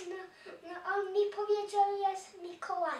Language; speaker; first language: Polish; early bilingual, heritage; Polish